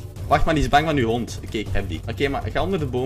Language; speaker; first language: Dutch; native; Dutch